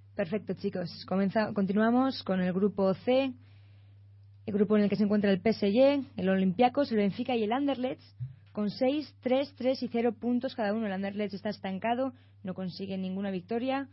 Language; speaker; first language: Spanish; native; Spanish